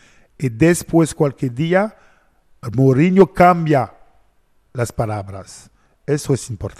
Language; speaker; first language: Spanish; non-native, learner; French